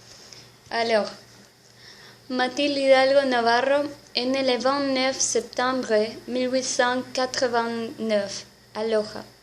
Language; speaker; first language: French; non-native, learner; Spanish